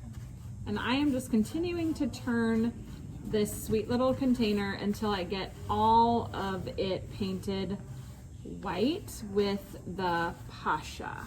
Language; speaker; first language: English; native; English